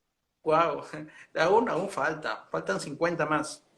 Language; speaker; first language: Spanish; native; Spanish